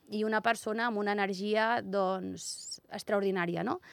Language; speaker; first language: Catalan; native; Catalan